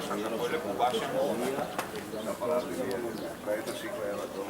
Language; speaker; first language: Italian; native; Italian